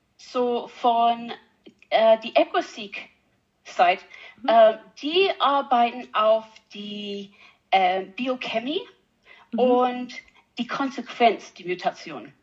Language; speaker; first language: German; non-native, learner; English